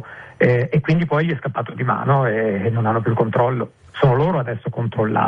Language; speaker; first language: Italian; native; Italian